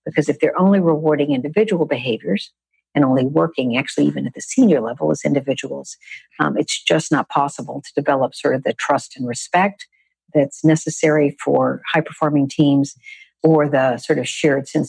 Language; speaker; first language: English; native; English